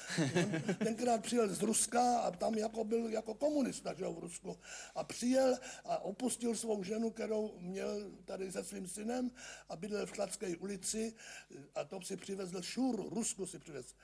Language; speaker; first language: Czech; native; Czech